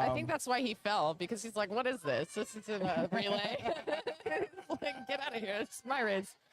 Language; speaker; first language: English; native; English